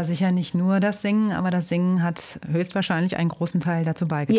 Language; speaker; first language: German; native; German